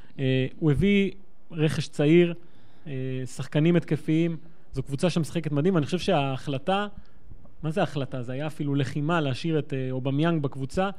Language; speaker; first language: Hebrew; native; Hebrew